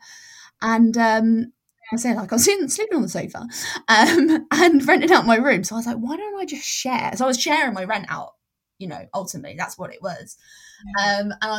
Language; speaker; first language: English; native; English